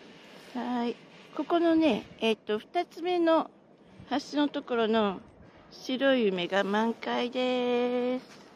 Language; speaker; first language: Japanese; native; Japanese